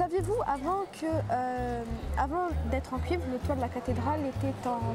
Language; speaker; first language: French; native; French